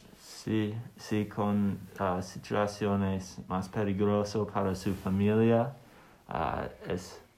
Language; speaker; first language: Spanish; non-native, learner; English